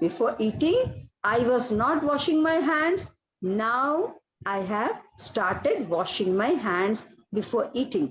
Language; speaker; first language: English; non-native, local second language; Odia